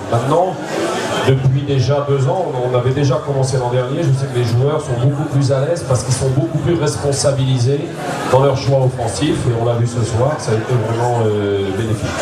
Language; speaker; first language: French; native; French